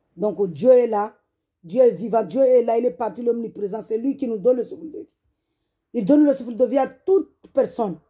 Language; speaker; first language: French; non-native, local second language; Comorian